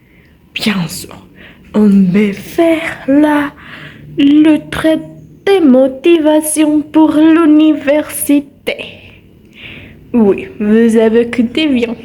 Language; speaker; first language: French; non-native, learner; Spanish